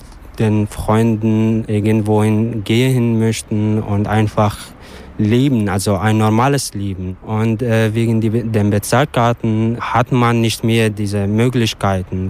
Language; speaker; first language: German; non-native, learner; Arabic